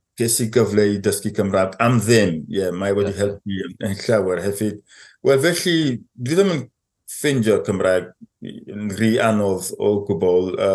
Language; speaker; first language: Welsh; non-native, fluent; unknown